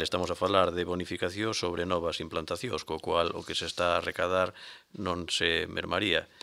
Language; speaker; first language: Galician; native; Galician